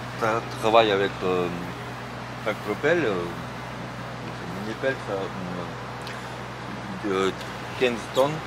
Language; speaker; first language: French; non-native, learner; Ukrainian